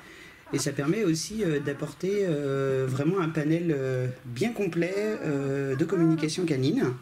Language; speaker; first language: French; native; French